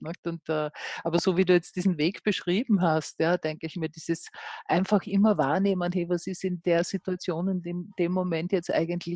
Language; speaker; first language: German; native; German